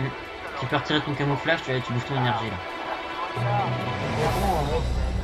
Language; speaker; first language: French; native; French